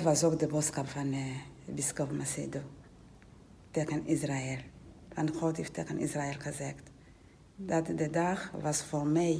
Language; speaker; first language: Dutch; non-native, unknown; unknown